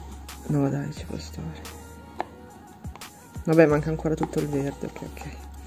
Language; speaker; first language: Italian; native; Italian